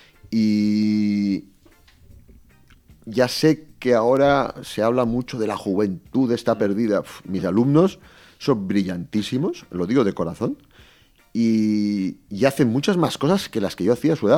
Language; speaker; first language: Spanish; native; Spanish